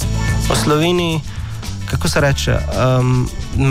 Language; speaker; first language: Slovenian; non-native, learner; Arabic